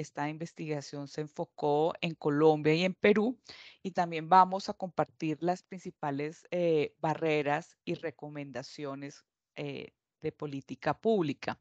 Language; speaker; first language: Spanish; native; Spanish